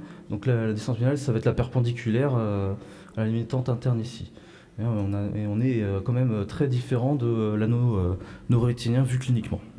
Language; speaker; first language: French; native; French